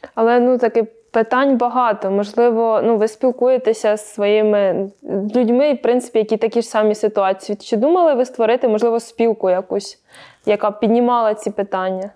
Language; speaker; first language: Ukrainian; native; Ukrainian